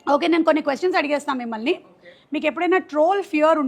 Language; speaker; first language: Telugu; native; Telugu